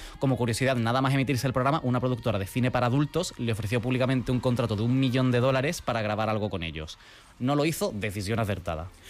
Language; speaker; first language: Spanish; native; Spanish